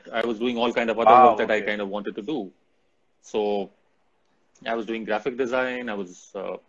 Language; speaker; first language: English; non-native, local second language; Hindi